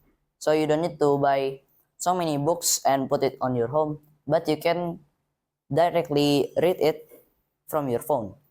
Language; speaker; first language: English; non-native, learner; Indonesian